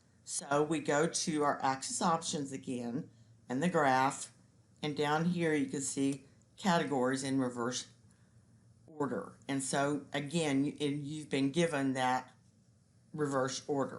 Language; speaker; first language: English; native; English